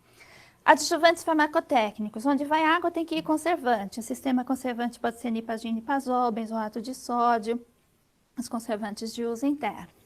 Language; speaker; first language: Portuguese; native; Portuguese